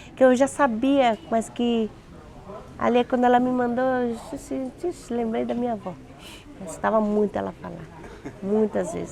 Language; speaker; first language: Portuguese; non-native, local second language; Guarani